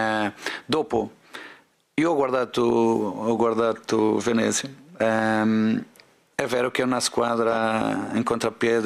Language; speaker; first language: Italian; non-native, fluent; Portuguese